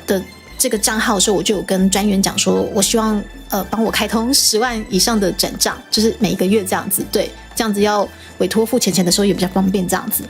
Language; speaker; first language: Chinese; native; Chinese